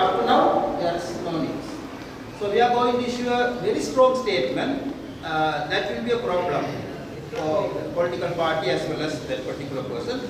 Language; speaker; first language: English; non-native, local second language; Tamil